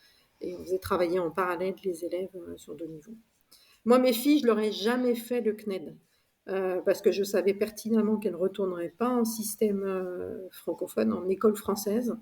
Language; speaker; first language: French; native; French